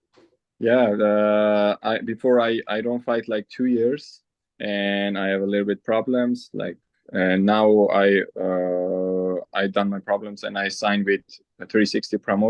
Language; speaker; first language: English; non-native, learner; Armenian